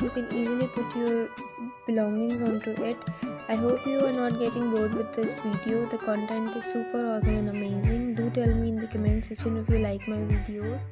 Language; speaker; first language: English; non-native, local second language; Urdu